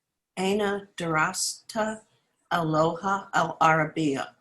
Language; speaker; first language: Arabic; non-native, learner; English